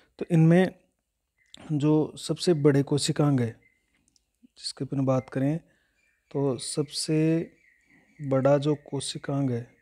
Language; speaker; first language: Hindi; native; Hindi